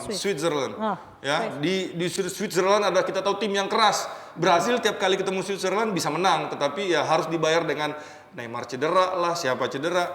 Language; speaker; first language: Indonesian; native; Indonesian